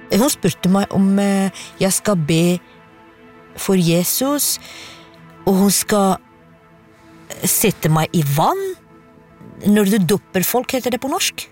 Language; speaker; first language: Norwegian; non-native, fluent; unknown